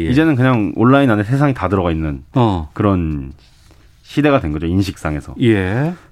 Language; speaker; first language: Korean; native; Korean